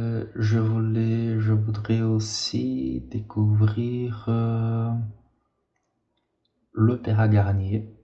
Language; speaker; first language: French; non-native, fluent; Portuguese